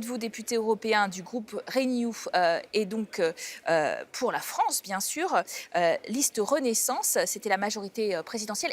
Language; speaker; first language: French; native; French